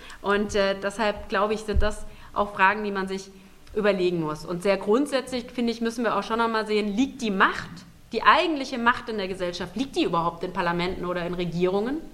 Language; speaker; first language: German; native; German